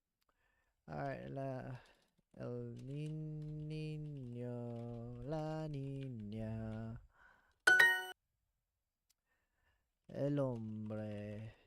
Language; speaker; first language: Spanish; non-native, learner; English